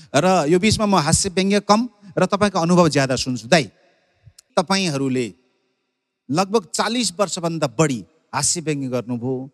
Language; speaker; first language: Nepali; native; Nepali